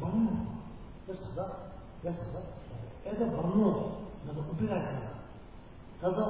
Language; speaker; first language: Russian; non-native, learner; Tibetan